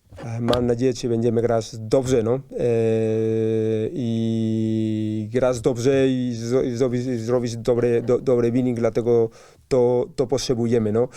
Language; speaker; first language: Polish; non-native, learner; Spanish